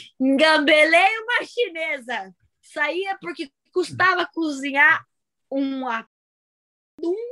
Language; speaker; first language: Portuguese; native; Portuguese